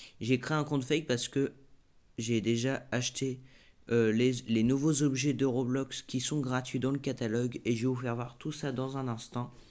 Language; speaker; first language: French; native; French